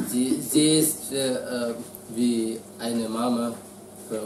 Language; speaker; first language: German; non-native, learner; Persian